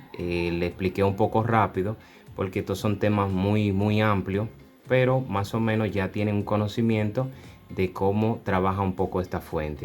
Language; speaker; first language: Spanish; native; Spanish